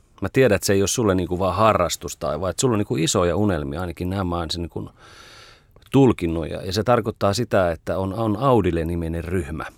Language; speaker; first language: Finnish; native; Finnish